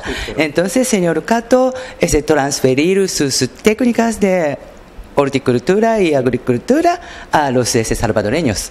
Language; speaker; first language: Spanish; non-native, learner; Japanese